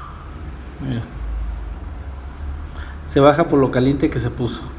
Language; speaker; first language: Spanish; native; Spanish